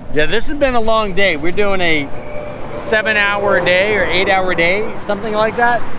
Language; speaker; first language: English; native; English